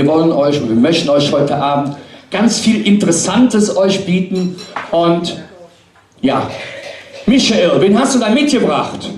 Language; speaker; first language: German; native; German